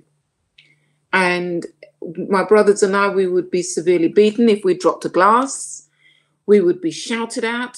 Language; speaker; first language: English; native; English